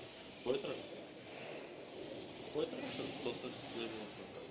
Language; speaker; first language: Bulgarian; native; Bulgarian